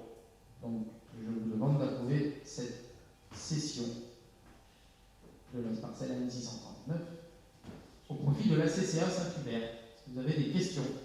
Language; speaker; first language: French; native; French